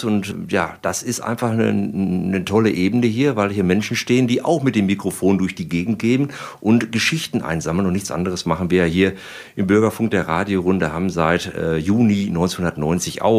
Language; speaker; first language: German; native; German